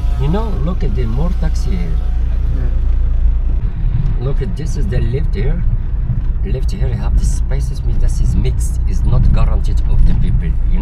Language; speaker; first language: English; non-native, learner; Arabic